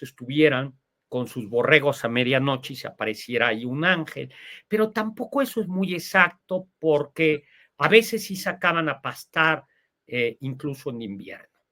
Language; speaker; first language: Spanish; native; Spanish